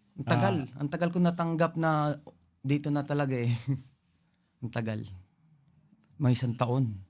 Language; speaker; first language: Filipino; non-native, local second language; Pampanga